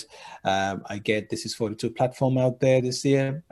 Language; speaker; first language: English; non-native, local second language; Sinhala